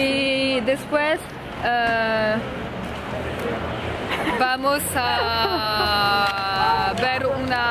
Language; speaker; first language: Spanish; non-native, learner; French